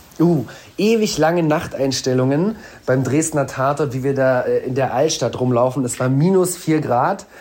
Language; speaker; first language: German; early bilingual, other home language; Russian